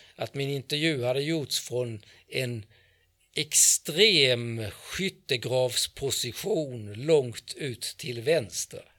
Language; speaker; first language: Swedish; native; Swedish